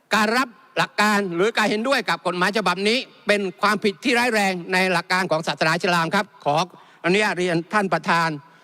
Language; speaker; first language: Thai; non-native, local second language; Malay